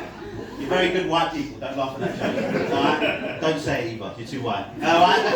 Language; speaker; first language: English; native; English